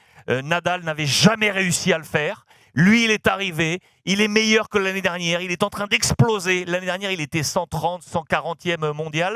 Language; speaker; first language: French; native; French